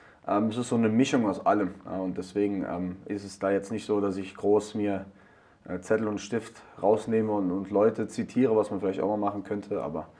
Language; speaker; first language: German; native; German